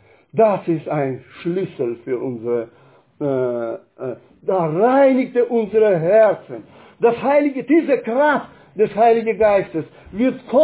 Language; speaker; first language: German; non-native, fluent; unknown